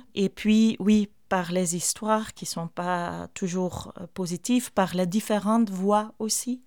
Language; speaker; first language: French; non-native, fluent; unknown